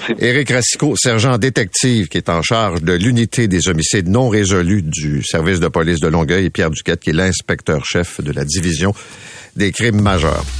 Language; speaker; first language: French; native; French